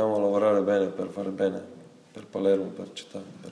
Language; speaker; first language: Italian; non-native, fluent; Serbian